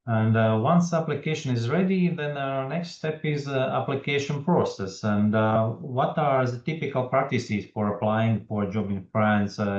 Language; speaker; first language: English; non-native, fluent; Latvian